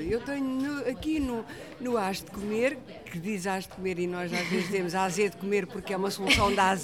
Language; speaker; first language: Portuguese; native; Portuguese